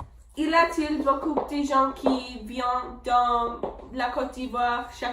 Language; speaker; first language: French; non-native, learner; English